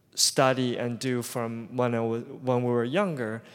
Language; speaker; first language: English; non-native, fluent; Chinese